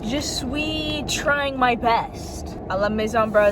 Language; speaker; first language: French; non-native, learner; English